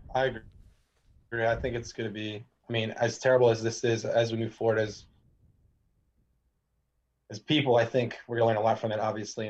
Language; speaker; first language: English; native; English